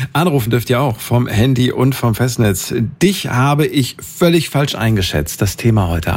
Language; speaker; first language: German; native; German